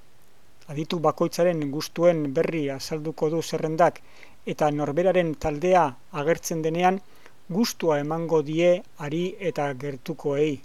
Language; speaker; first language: Basque; native; Basque